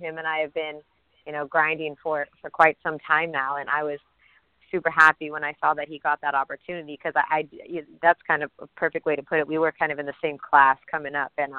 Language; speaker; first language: English; native; English